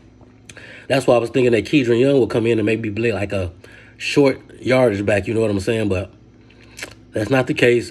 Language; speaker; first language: English; native; English